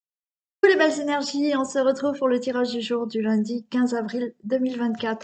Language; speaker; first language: French; native; French